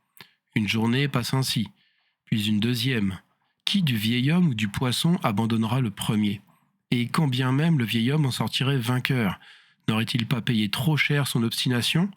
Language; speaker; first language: French; native; French